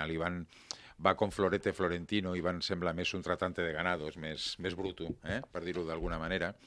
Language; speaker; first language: Catalan; non-native, local second language; Spanish